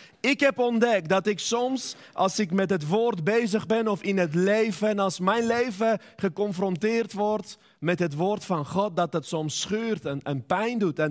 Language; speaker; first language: Dutch; non-native, fluent; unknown